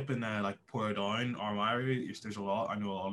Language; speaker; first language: English; native; English